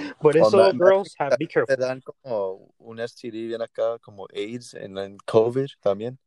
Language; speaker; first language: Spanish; early bilingual, heritage; Spanish